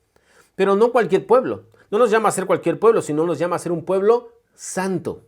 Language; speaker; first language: Spanish; native; Spanish